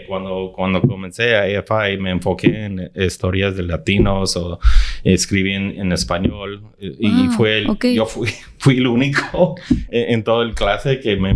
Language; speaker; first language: Spanish; early bilingual, heritage; English